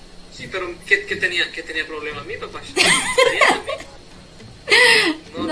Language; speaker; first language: Spanish; non-native, fluent; Hindi